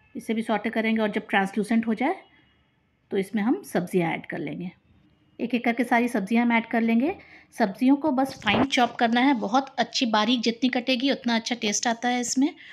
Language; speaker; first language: Hindi; native; Hindi